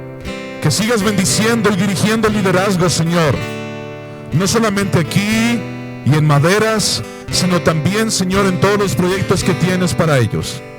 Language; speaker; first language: Spanish; native; Spanish